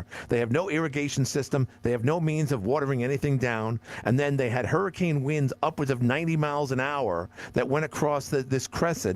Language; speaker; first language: English; native; English